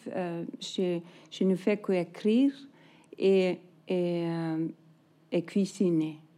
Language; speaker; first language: French; non-native, fluent; Icelandic